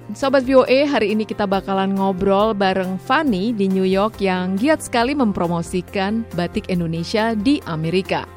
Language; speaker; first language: Indonesian; native; Indonesian